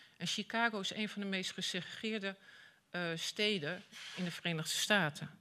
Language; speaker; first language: Dutch; native; Dutch